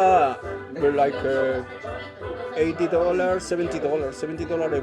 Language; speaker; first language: English; non-native, fluent; Spanish